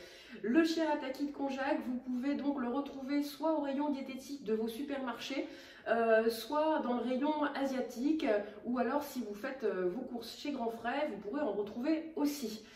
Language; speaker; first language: French; native; French